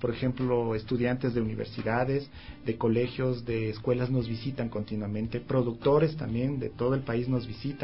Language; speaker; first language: Spanish; native; Spanish